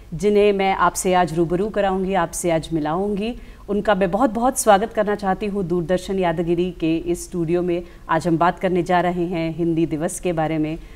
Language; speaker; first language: Hindi; native; Hindi